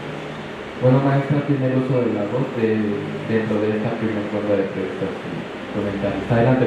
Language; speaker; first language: Spanish; native; Spanish